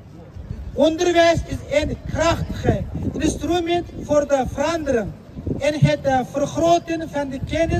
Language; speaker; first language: Dutch; non-native, fluent; Uyghur